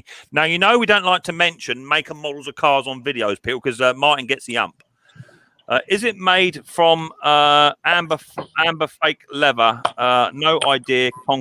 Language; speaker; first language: English; native; English